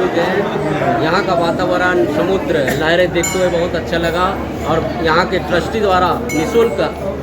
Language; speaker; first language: Hindi; native; Hindi